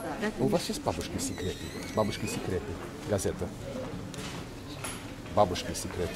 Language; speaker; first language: Russian; non-native, learner; English